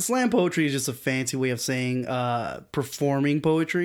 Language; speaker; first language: English; early bilingual, other home language; Spanish